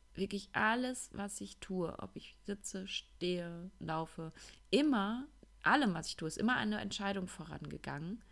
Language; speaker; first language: German; native; German